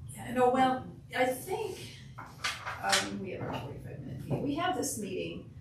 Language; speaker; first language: English; native; English